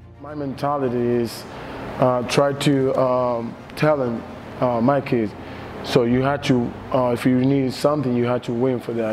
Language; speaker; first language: English; non-native, learner; Spanish